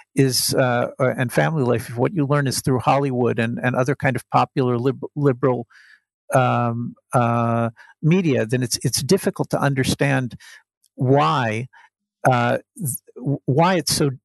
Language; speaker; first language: English; native; English